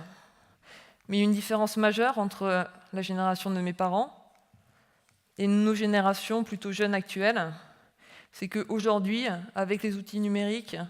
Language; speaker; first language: French; native; French